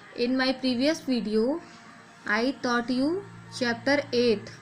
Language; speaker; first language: English; non-native, local second language; Hindi